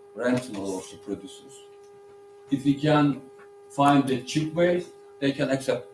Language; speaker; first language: English; non-native, learner; Turkish